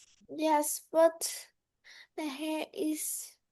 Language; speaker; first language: English; non-native, learner; Vietnamese